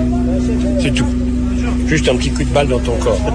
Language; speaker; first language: French; non-native, learner; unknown